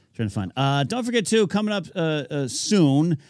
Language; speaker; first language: English; native; English